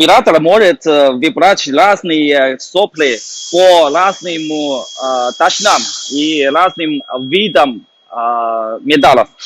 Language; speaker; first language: Russian; non-native, fluent; Chinese